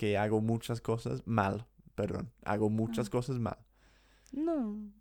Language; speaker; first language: Spanish; non-native, fluent; English